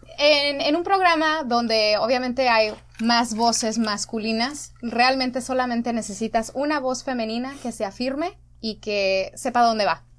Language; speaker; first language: Spanish; early bilingual, other home language; English